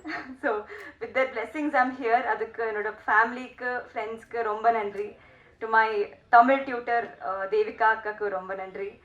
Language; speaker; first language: Tamil; non-native, learner; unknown